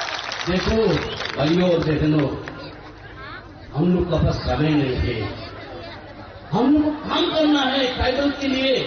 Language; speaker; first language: Hindi; non-native, local second language; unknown